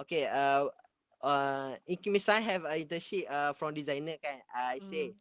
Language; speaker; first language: English; non-native, local second language; Malay